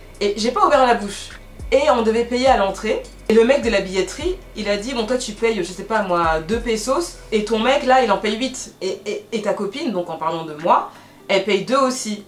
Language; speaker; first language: French; native; French